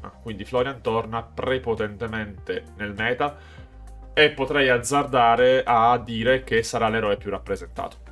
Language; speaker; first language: Italian; native; Italian